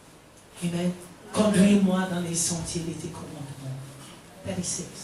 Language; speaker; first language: French; non-native, fluent; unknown